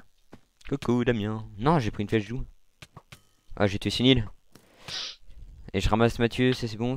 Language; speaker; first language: French; native; French